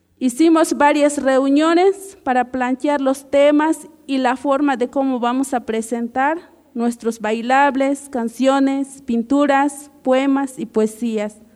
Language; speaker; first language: Spanish; non-native, local second language; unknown